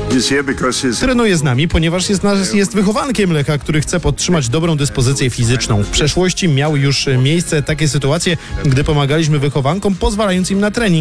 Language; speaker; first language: Polish; native; Polish